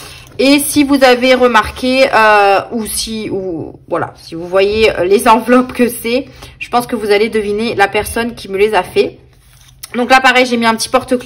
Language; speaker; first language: French; native; French